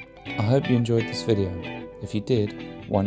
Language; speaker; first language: English; native; English